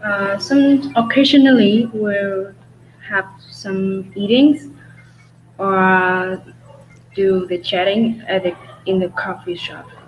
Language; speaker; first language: English; non-native, learner; Vietnamese